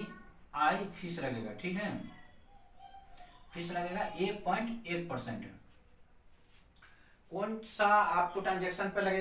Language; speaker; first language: Hindi; native; Hindi